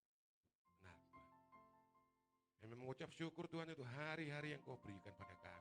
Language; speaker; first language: Indonesian; native; Indonesian